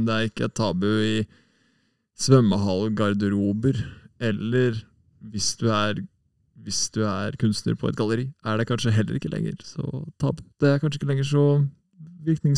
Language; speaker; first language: Norwegian; native; Norwegian